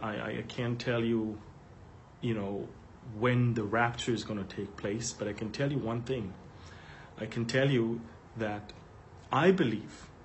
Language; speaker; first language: English; non-native, fluent; Hebrew